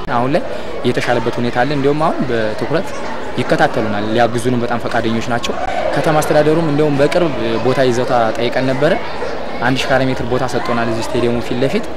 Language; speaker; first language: Amharic; native; Amharic